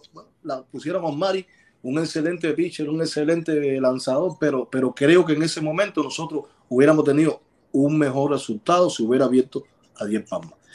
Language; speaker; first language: Spanish; native; Spanish